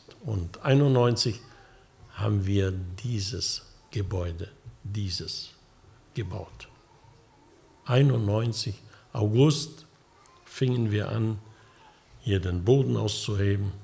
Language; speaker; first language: German; early bilingual, heritage; German